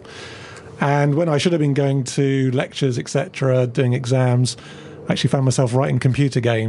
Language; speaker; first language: English; native; English